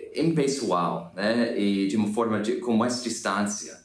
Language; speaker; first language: Portuguese; non-native, fluent; English